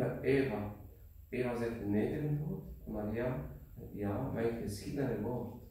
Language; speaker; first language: Dutch; non-native, learner; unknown